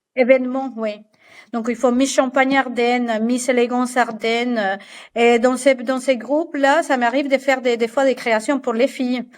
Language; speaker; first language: French; non-native, fluent; Spanish